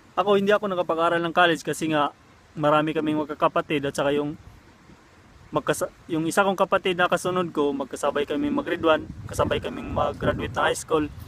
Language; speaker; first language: Filipino; non-native, local second language; Cebuano